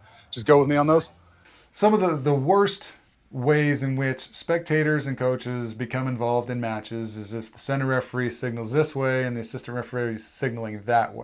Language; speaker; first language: English; native; English